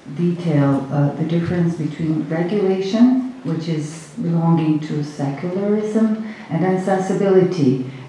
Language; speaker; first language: English; non-native, fluent; Croatian